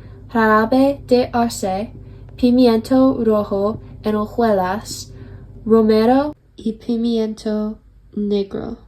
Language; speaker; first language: Spanish; non-native, learner; English